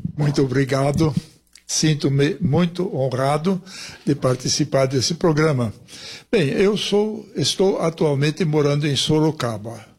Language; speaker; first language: Portuguese; early bilingual, other home language; German